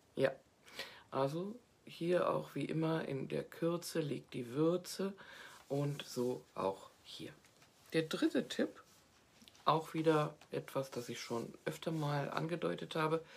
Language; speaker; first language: German; native; German